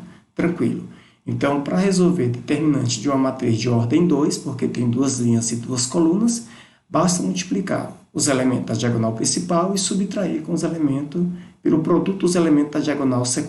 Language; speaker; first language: Portuguese; native; Portuguese